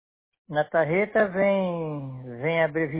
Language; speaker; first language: Spanish; non-native, learner; Portuguese